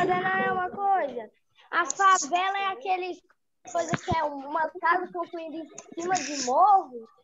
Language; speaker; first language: Portuguese; non-native, learner; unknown